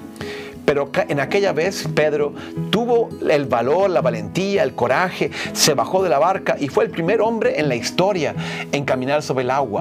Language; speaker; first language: Spanish; non-native, fluent; Portuguese